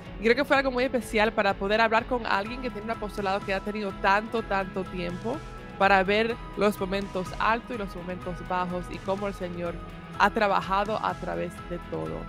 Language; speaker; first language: Spanish; early bilingual, heritage; Spanish